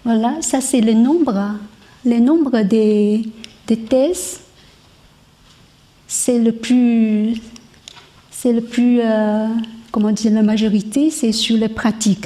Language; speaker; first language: French; non-native, learner; Chinese